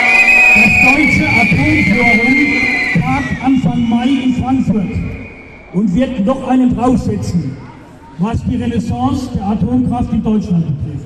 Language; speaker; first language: German; native; German